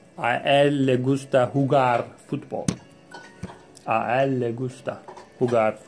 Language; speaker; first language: Spanish; non-native, learner; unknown